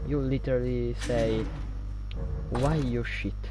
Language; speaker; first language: English; non-native, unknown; Italian